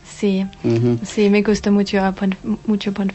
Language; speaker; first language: Spanish; non-native, learner; Danish